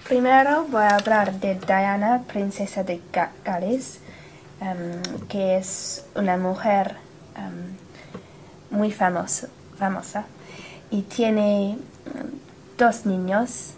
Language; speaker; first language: Spanish; non-native, learner; English